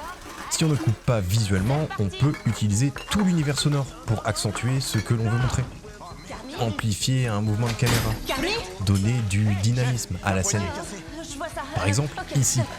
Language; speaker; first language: French; native; French